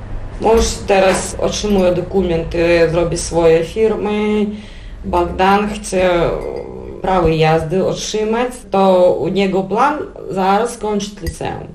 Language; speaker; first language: Polish; non-native, learner; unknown